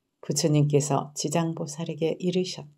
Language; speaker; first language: Korean; native; Korean